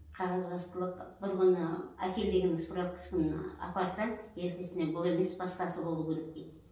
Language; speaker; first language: Kazakh; early bilingual, heritage; Kazakh